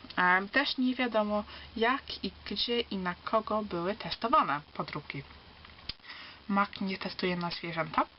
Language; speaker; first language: Polish; early bilingual, heritage; Polish